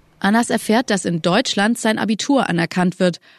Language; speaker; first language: German; non-native, learner; Arabic